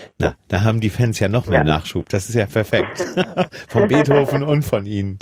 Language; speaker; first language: German; native; German